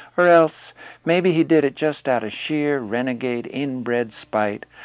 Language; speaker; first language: English; native; English